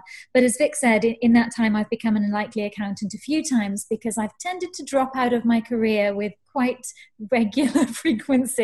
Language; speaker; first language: English; native; English